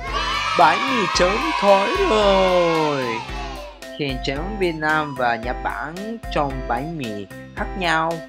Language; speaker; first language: Vietnamese; non-native, learner; Japanese